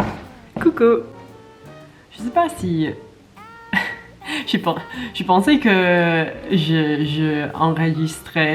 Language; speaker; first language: French; non-native, learner; English